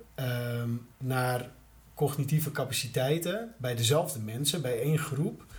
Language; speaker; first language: Dutch; native; Dutch